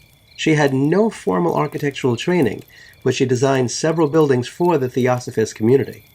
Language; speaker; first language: English; native; English